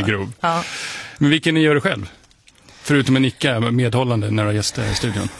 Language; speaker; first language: Swedish; native; Swedish